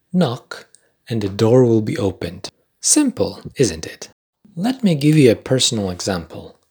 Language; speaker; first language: English; non-native, fluent; Polish